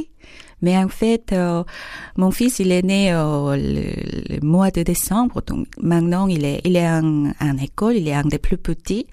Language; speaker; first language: French; non-native, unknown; Korean